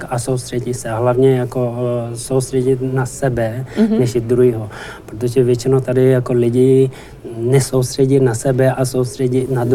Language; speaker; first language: Czech; non-native, learner; Tibetan